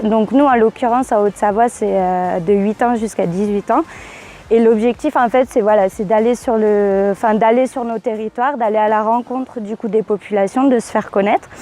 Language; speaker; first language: French; native; French